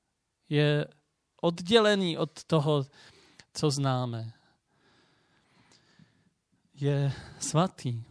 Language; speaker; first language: Czech; native; Czech